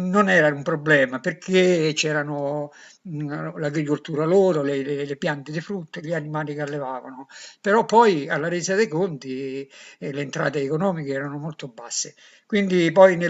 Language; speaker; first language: Italian; native; Italian